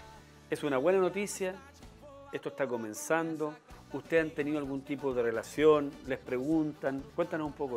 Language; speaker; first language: Spanish; native; Spanish